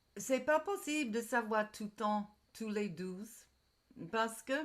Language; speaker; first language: French; non-native, learner; English